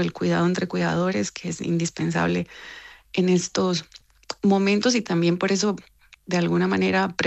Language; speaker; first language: Spanish; native; Spanish